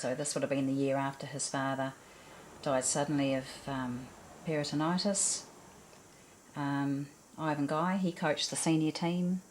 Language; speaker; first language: English; native; English